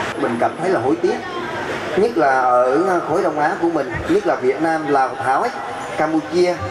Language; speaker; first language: Vietnamese; early bilingual, heritage; Vietnamese